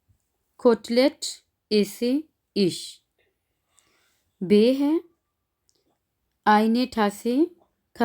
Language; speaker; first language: German; non-native, fluent; Urdu